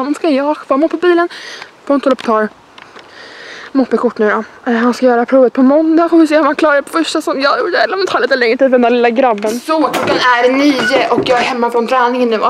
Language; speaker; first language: Swedish; native; Swedish